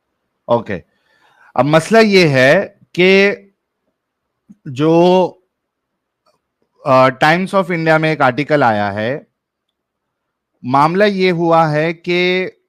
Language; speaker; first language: Hindi; native; Hindi